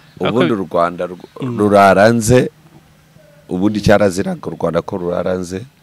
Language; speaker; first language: Kinyarwanda; native; Kinyarwanda